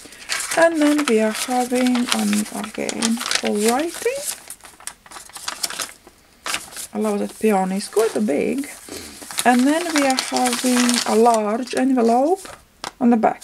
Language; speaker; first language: English; non-native, fluent; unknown